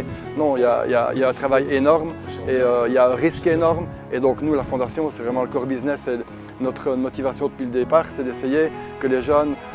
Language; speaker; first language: French; native; French